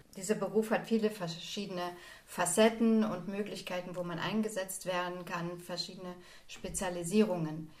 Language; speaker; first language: German; native; German